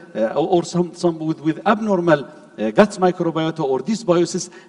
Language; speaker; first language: English; non-native, fluent; Arabic